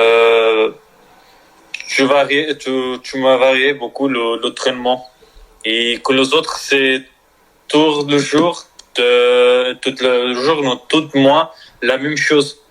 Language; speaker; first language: French; non-native, learner; Spanish